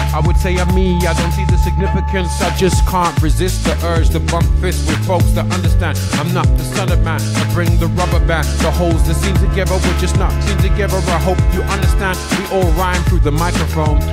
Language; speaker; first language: English; native; English